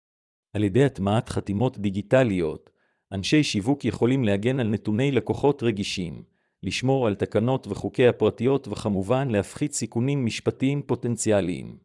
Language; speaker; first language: Hebrew; native; Hebrew